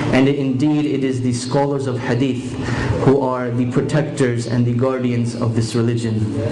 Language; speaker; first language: English; native; English